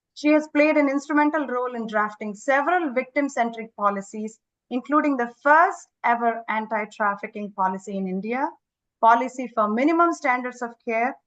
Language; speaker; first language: English; non-native, local second language; Kannada